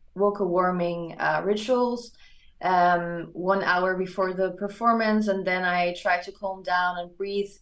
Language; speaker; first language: English; non-native, fluent; German